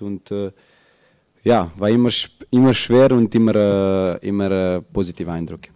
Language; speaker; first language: German; non-native, fluent; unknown